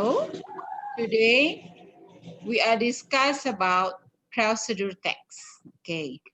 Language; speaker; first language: English; non-native, fluent; Indonesian